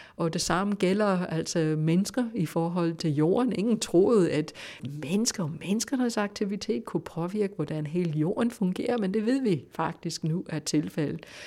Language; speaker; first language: Danish; non-native, fluent; English